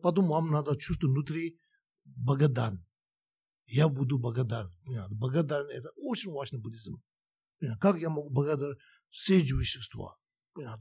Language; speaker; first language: Russian; non-native, learner; Tibetan